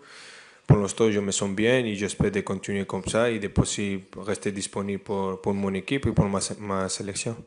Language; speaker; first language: French; non-native, fluent; Spanish